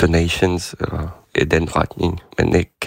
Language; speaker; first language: Danish; non-native, fluent; Ukrainian